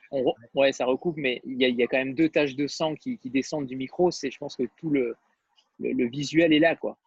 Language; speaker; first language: French; native; French